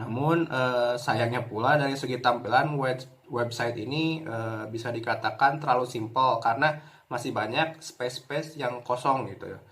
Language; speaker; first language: Indonesian; native; Indonesian